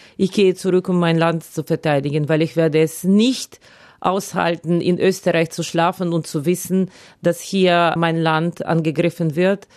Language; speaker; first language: German; non-native, fluent; Ukrainian